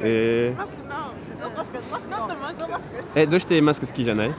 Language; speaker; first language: Japanese; non-native, learner; French